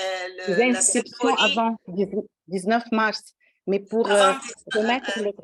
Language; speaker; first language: French; non-native, local second language; Arabic